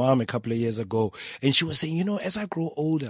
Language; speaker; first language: English; non-native, local second language; Tswana